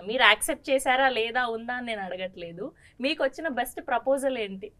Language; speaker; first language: Telugu; native; Telugu